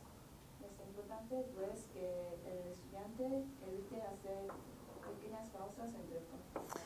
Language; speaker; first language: Spanish; non-native, learner; Korean